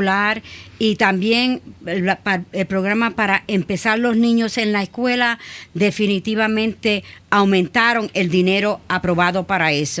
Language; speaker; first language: Spanish; early bilingual, other home language; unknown